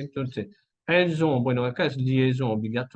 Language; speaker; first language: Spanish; non-native, fluent; French